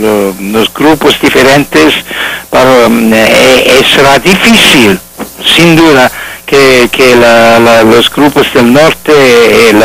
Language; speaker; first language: Spanish; non-native, fluent; French